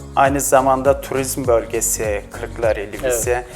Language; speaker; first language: Turkish; native; Turkish